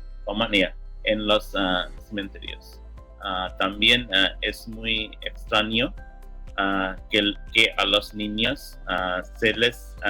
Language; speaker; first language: Spanish; non-native, learner; English